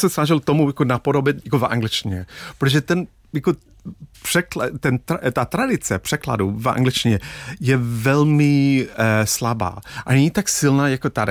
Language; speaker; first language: Czech; non-native, fluent; English